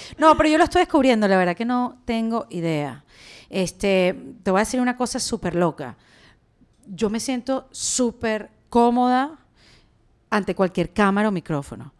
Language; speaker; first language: Spanish; native; Spanish